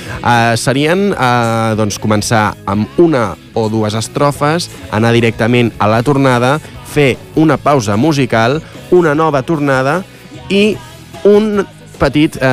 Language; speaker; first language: Catalan; native; Catalan